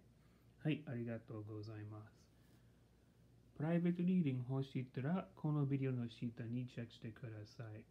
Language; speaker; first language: Japanese; non-native, learner; English